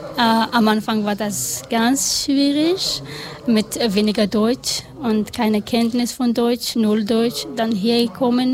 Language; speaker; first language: German; non-native, learner; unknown